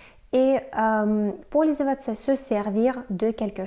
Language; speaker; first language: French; non-native, fluent; Russian